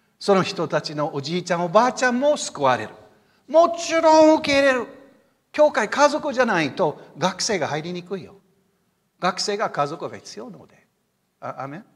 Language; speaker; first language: Japanese; non-native, fluent; English